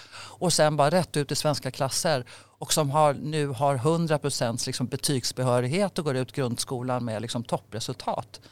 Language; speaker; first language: Swedish; native; Swedish